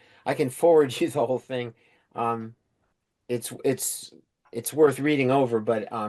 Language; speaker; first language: English; native; English